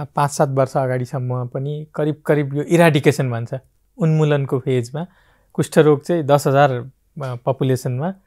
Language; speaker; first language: Nepali; native; Nepali